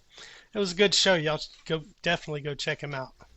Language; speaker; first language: English; native; English